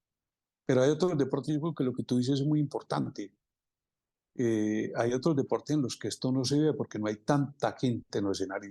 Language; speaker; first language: Spanish; native; Spanish